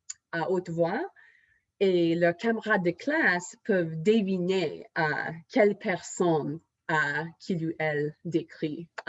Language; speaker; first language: French; non-native, fluent; English